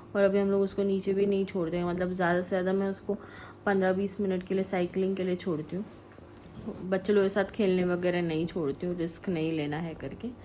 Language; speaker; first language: Hindi; non-native, local second language; Malayalam